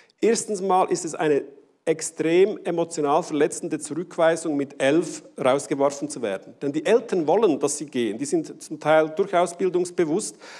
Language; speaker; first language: German; native; German